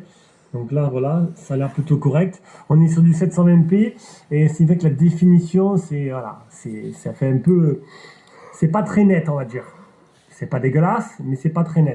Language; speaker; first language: French; native; French